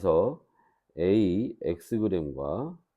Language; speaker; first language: Korean; native; Korean